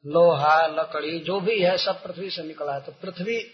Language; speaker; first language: Hindi; native; Hindi